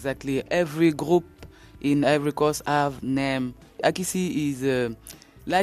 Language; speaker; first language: English; non-native, learner; French